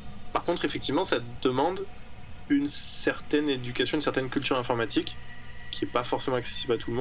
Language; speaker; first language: French; native; French